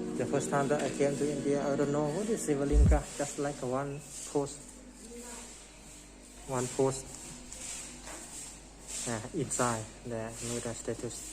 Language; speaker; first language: English; non-native, learner; Thai